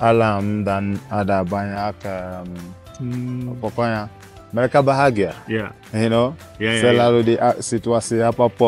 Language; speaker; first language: Indonesian; non-native, fluent; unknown